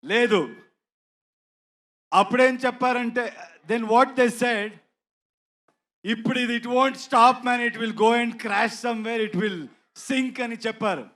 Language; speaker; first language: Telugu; non-native, learner; Kannada